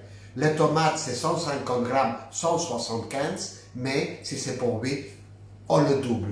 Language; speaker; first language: French; non-native, fluent; Spanish